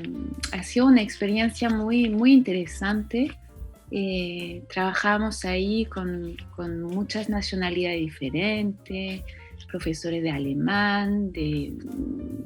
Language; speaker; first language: Spanish; non-native, fluent; French